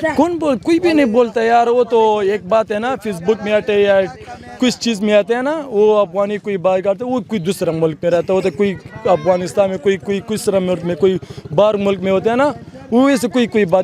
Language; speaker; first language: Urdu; non-native, local second language; Pashto